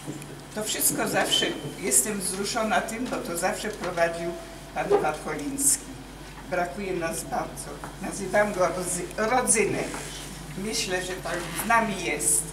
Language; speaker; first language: Polish; early bilingual, heritage; Polish